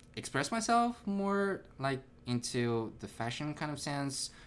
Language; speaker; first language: English; non-native, fluent; Chinese